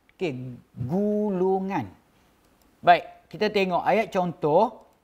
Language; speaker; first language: Malay; native; Malay